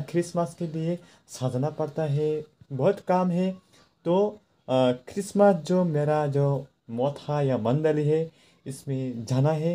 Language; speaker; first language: Hindi; non-native, local second language; Kok Borok